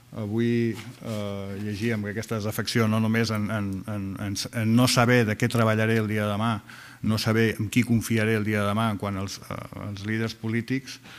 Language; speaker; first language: Catalan; non-native, fluent; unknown